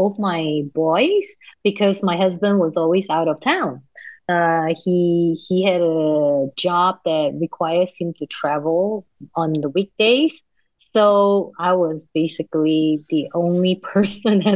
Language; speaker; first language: English; non-native, local second language; Cantonese